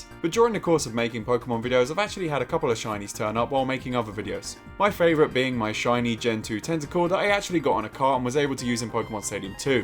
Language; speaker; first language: English; native; English